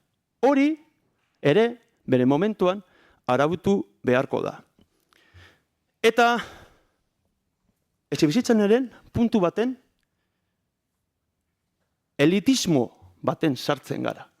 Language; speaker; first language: Basque; native; Basque